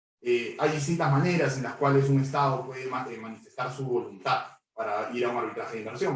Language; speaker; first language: Spanish; native; Spanish